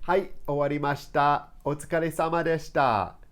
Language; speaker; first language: Japanese; non-native, fluent; English